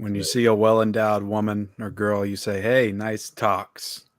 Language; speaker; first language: English; native; English